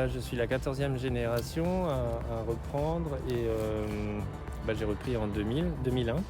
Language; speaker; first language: French; native; French